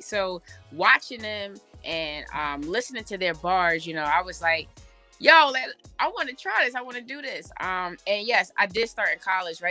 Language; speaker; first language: English; early bilingual, other home language; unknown